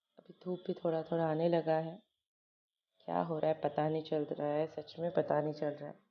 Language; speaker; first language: Hindi; non-native, local second language; Bangla